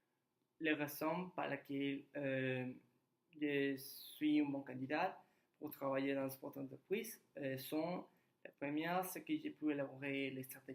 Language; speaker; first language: French; non-native, learner; Spanish